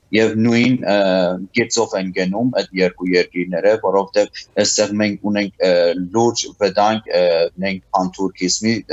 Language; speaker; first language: Armenian; early bilingual, heritage; Armenian